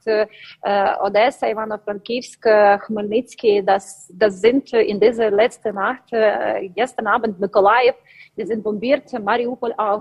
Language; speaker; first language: German; non-native, learner; Ukrainian